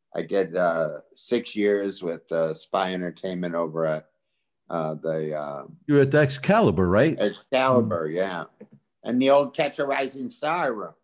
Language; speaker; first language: English; native; English